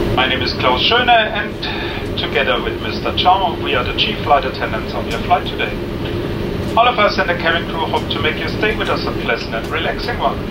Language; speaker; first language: English; non-native, fluent; German